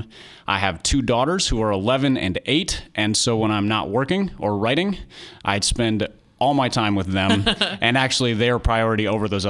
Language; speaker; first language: English; native; English